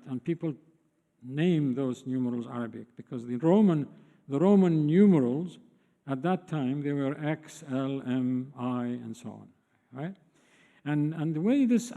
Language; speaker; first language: English; non-native, fluent; Arabic